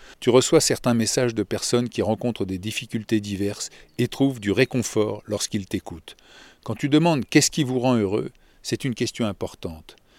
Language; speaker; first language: French; native; French